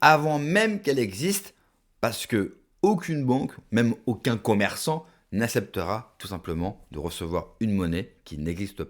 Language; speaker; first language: French; native; French